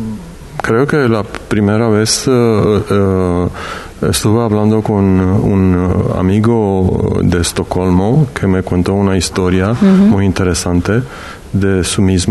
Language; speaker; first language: Spanish; non-native, learner; Romanian